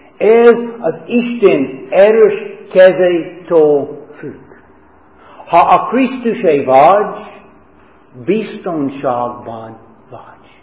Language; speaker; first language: Hungarian; non-native, fluent; English